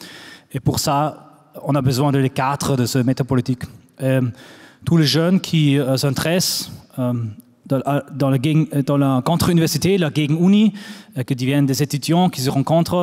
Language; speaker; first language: French; non-native, fluent; German